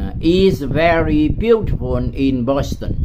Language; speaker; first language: English; non-native, learner; Vietnamese